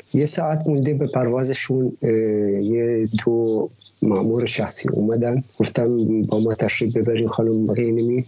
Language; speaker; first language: Persian; non-native, local second language; Arabic